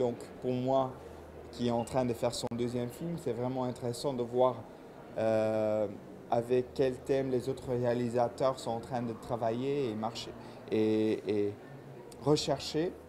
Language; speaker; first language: French; non-native, local second language; Dutch